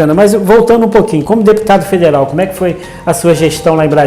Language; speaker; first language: Portuguese; native; Portuguese